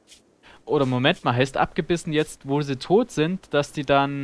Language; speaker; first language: German; native; German